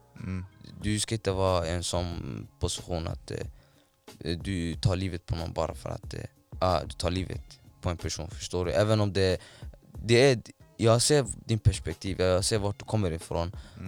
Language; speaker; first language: Swedish; non-native, fluent; Somali